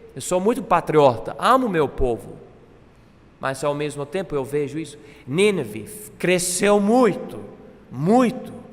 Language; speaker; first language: Portuguese; non-native, fluent; English